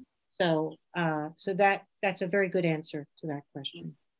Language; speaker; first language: English; native; English